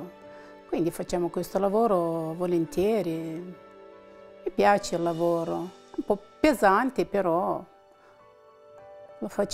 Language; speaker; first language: Italian; non-native, learner; Russian